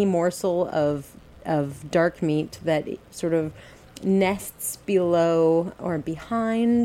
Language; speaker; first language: English; native; English